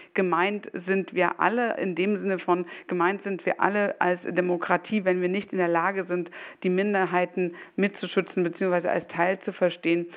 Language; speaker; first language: German; native; German